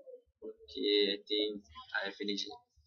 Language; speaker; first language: English; non-native, local second language; Malay